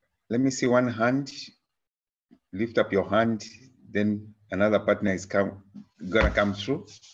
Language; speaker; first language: English; non-native, local second language; Bemba